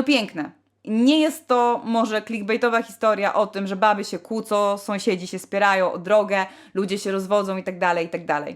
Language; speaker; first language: Polish; native; Polish